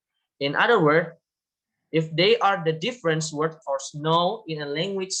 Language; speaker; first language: English; non-native, learner; Indonesian